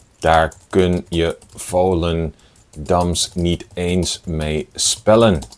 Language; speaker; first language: Dutch; native; Dutch